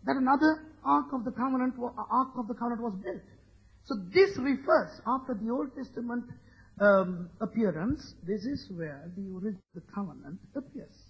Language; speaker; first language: English; non-native, local second language; Sinhala